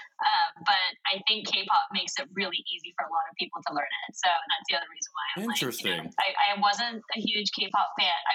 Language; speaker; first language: English; non-native, local second language; Korean